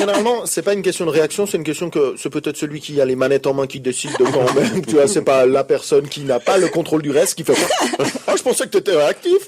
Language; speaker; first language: French; native; French